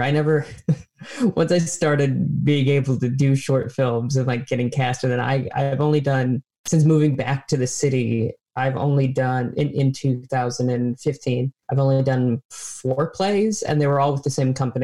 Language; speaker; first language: English; native; English